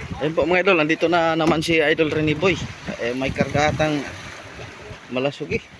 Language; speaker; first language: Filipino; non-native, local second language; Cebuano